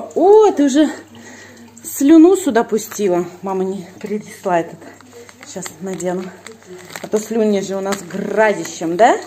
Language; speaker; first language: Russian; native; Russian